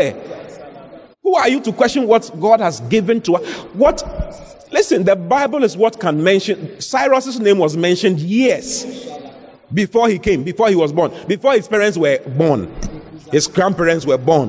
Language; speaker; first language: English; non-native, local second language; Akan